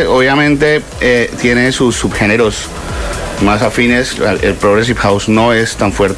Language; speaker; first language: Spanish; native; Spanish